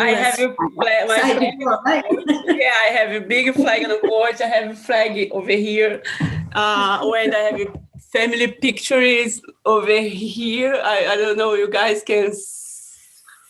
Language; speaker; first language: English; non-native, learner; Portuguese